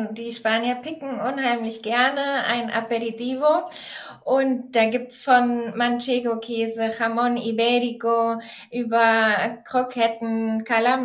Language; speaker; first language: German; native; German